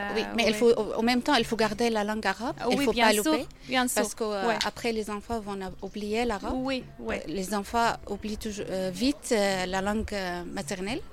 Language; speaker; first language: French; non-native, learner; Arabic